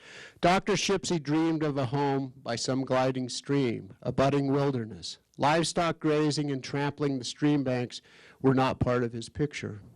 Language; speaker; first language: English; native; English